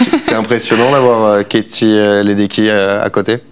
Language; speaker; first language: French; native; French